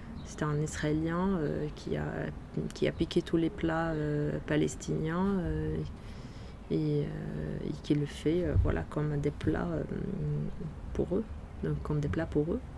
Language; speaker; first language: French; non-native, fluent; Arabic